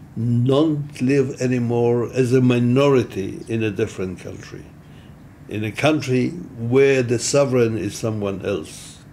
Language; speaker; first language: English; non-native, fluent; Hebrew